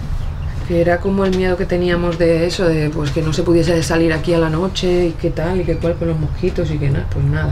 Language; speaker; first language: Spanish; native; Spanish